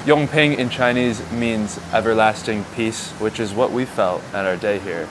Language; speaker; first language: English; native; English